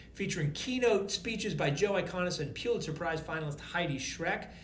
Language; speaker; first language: English; native; English